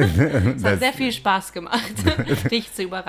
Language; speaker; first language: German; early bilingual, heritage; Portuguese